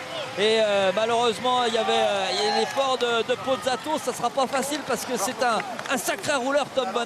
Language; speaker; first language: French; native; French